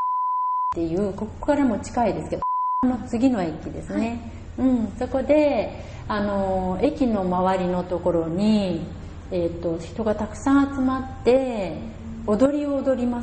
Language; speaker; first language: Japanese; native; Japanese